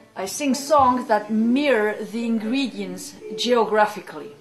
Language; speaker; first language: English; non-native, fluent; French